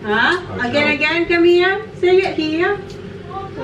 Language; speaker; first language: English; non-native, local second language; Bikol